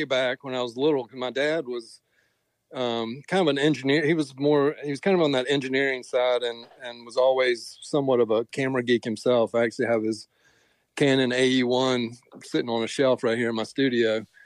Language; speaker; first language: English; native; English